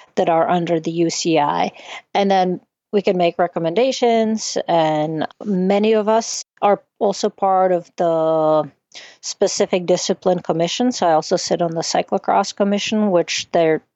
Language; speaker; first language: English; non-native, fluent; Czech